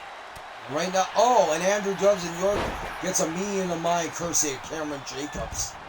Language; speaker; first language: English; native; English